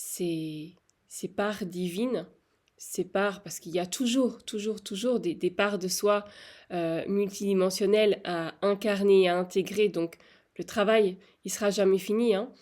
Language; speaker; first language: French; native; French